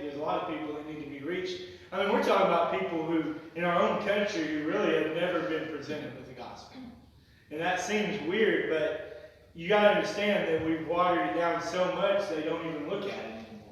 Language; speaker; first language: English; native; English